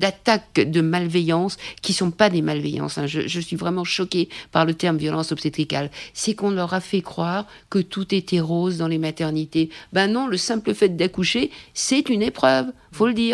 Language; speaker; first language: French; native; French